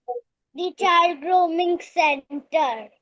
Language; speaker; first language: English; non-native, learner; Urdu